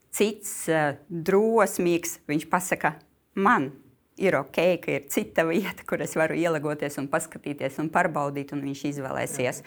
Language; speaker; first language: Latvian; non-native, local second language; Russian